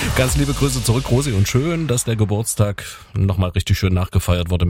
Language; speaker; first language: German; native; German